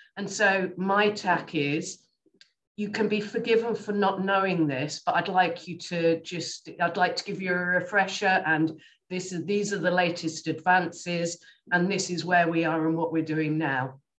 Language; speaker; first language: English; native; English